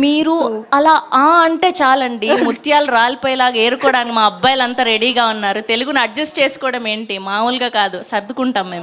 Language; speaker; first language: Telugu; native; Telugu